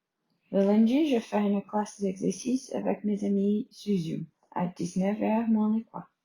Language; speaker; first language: French; non-native, learner; Portuguese